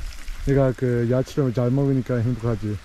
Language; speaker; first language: Korean; early bilingual, heritage; Korean